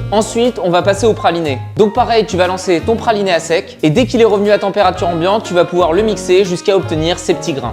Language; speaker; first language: French; native; French